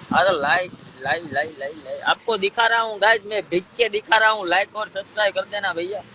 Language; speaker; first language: Hindi; non-native, local second language; Gujarati